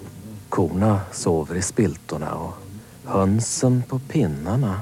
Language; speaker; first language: Swedish; native; Swedish